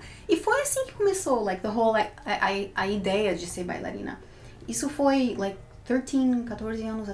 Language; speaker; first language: Portuguese; early bilingual, heritage; Portuguese